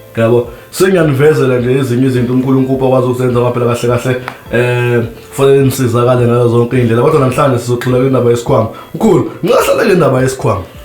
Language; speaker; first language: Zulu; native; Zulu